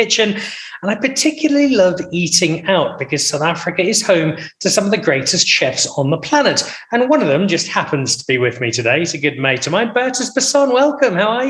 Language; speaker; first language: English; native; English